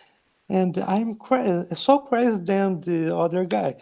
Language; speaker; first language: English; non-native, learner; Portuguese